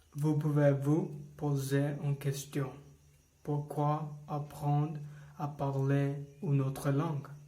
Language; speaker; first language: French; non-native, learner; English